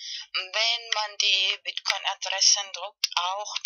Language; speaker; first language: German; non-native, fluent; Spanish